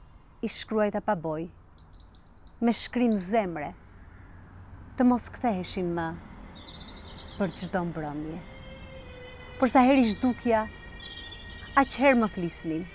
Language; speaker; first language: Albanian; native; Albanian